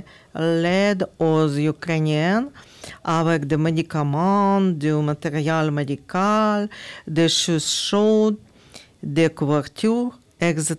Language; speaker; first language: French; non-native, learner; Ukrainian